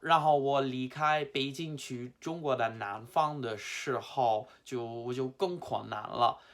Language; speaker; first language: Chinese; non-native, fluent; English